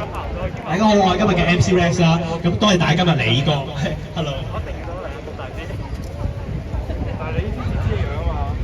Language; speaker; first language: Cantonese; native; Cantonese